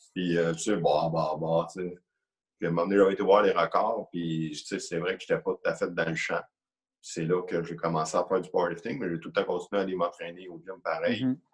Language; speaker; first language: French; native; French